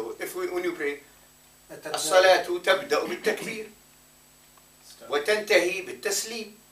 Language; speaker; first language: Arabic; non-native, fluent; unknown